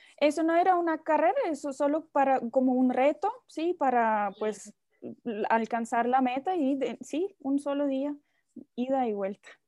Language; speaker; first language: Spanish; non-native, fluent; Russian